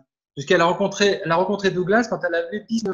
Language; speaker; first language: French; native; French